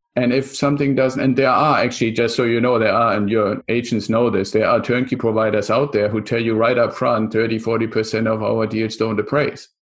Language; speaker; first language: English; non-native, fluent; German